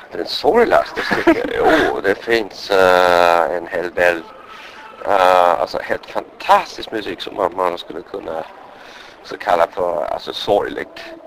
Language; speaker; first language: Swedish; non-native, fluent; English